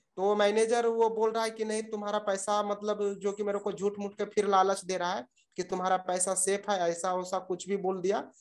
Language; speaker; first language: Hindi; native; Hindi